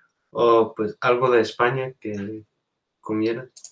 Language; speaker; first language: Spanish; early bilingual, heritage; Spanish